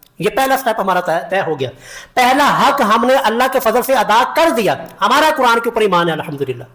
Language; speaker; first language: Urdu; non-native, local second language; Punjabi